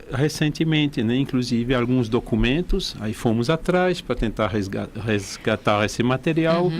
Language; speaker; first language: Portuguese; non-native, fluent; French